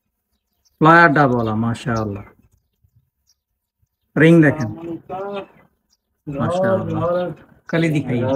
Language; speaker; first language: Hindi; non-native, learner; Bangla